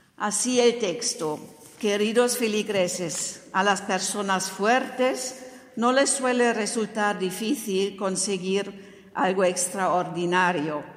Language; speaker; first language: Spanish; non-native, fluent; German